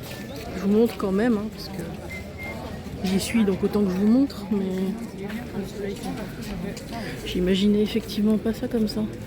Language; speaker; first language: French; native; French